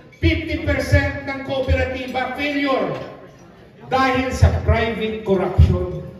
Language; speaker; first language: Filipino; non-native, local second language; Cebuano